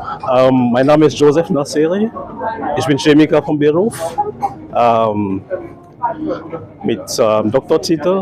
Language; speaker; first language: German; non-native, fluent; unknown